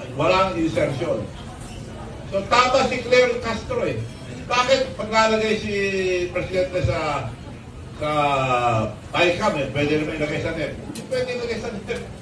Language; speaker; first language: Filipino; non-native, local second language; Iloko